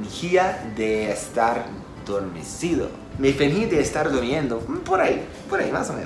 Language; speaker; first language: Spanish; non-native, fluent; Portuguese